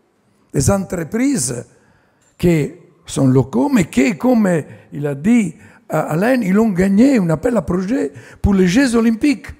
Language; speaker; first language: French; non-native, fluent; Italian